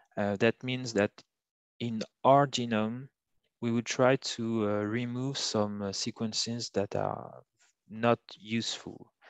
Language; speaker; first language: English; non-native, fluent; French